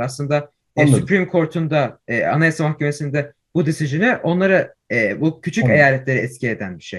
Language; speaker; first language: Turkish; early bilingual, heritage; Turkish